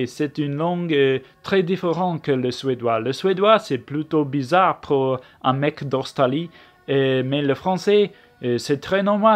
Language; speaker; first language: French; non-native, learner; English